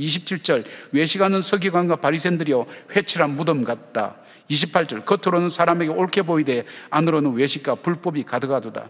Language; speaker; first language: Korean; native; Korean